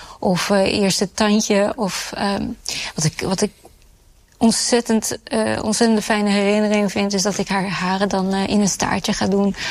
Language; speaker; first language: Dutch; early bilingual, other home language; Urdu